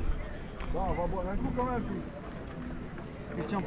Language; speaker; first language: French; native; French